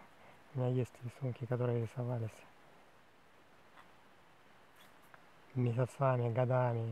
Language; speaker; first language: Russian; native; Russian